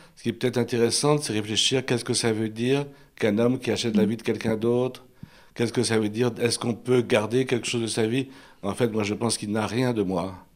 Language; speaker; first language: French; native; French